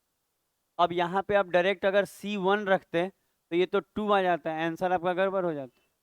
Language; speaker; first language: Hindi; native; Hindi